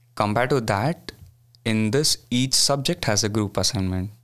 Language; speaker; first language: English; non-native, local second language; Kannada